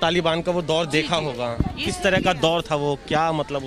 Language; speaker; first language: Hindi; native; Hindi